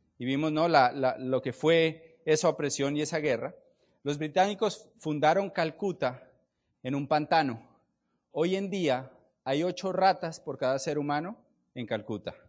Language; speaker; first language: Spanish; native; Spanish